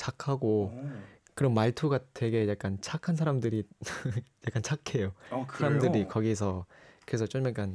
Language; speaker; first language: Korean; non-native, learner; Thai